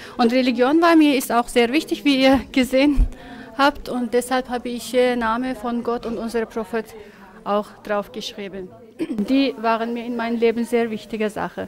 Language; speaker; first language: German; non-native, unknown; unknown